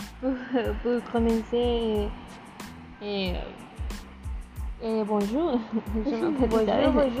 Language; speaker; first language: French; non-native, learner; Spanish